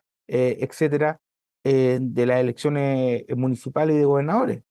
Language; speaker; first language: Spanish; native; Spanish